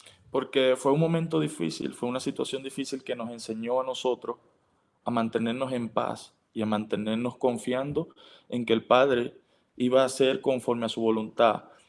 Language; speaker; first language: Spanish; native; Spanish